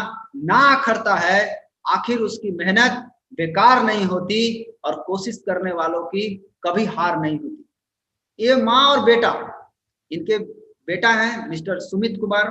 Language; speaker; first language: Hindi; native; Hindi